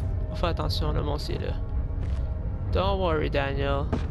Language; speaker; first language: French; native; French